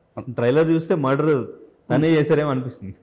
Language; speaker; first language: Telugu; native; Telugu